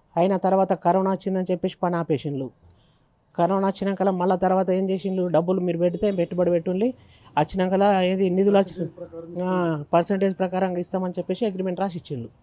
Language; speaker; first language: Telugu; native; Telugu